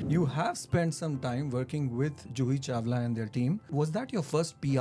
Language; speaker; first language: English; non-native, local second language; Hindi